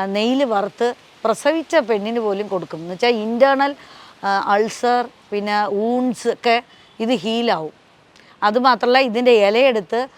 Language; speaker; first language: Malayalam; non-native, local second language; Tamil